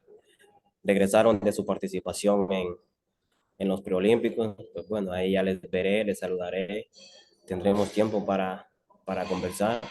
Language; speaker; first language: Spanish; native; Spanish